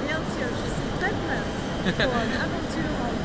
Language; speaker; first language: French; non-native, learner; English